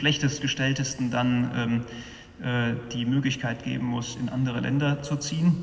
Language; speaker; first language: German; native; German